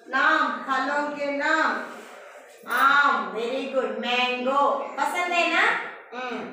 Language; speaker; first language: Hindi; non-native, local second language; Telugu